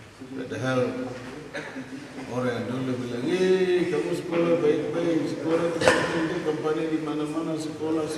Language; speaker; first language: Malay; non-native, local second language; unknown